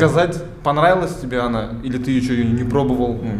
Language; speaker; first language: Russian; native; Russian